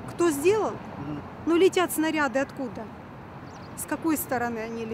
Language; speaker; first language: Russian; native; Russian